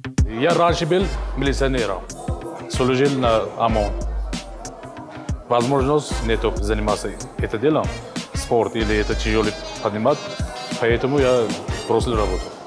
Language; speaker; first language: Russian; non-native, learner; Tajik